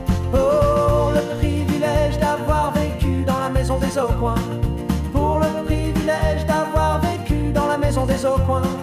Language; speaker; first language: French; native; French